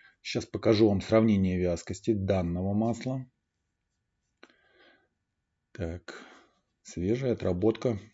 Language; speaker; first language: Russian; native; Russian